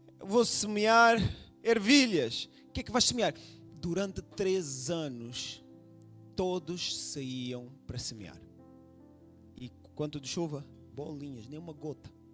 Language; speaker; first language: Portuguese; non-native, local second language; Kabuverdianu